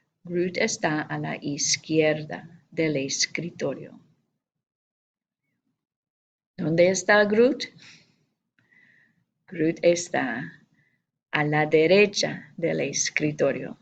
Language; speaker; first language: Spanish; non-native, fluent; English